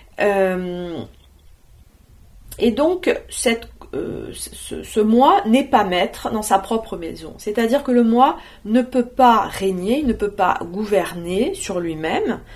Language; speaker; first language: French; native; French